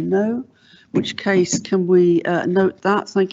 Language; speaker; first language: English; native; English